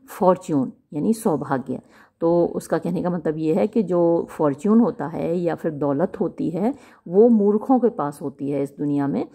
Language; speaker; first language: Hindi; native; Hindi